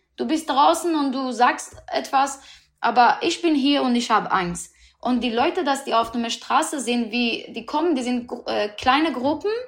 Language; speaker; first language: German; non-native, learner; Persian